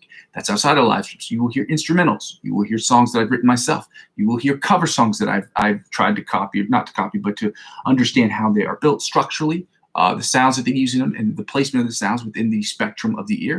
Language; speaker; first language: English; native; English